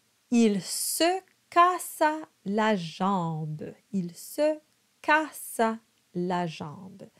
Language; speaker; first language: French; native; French